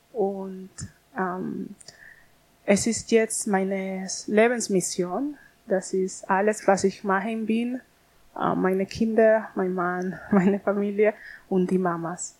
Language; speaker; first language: German; non-native, learner; Spanish